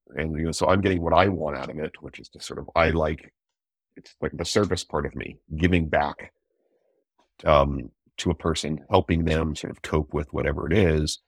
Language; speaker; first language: English; native; English